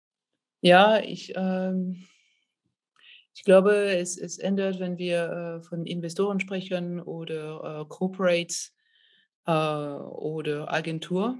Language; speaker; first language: German; non-native, fluent; French